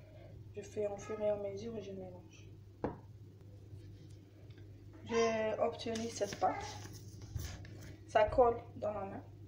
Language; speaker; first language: French; non-native, learner; Arabic